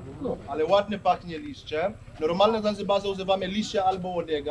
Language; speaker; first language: Polish; non-native, learner; Swahili